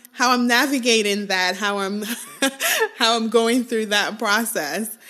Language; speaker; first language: English; non-native, local second language; Igbo